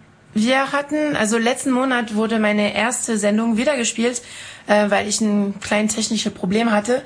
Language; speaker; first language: German; non-native, fluent; French